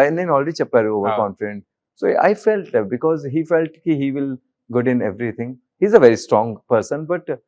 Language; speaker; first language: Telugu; non-native, learner; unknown